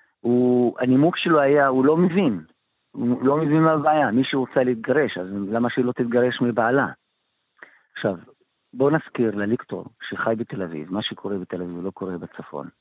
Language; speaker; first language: Hebrew; non-native, local second language; Arabic